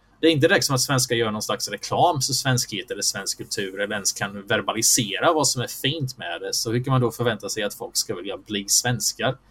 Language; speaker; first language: Swedish; early bilingual, other home language; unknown